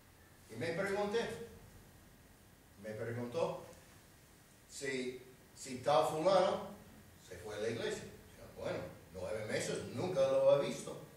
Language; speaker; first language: Spanish; non-native, fluent; English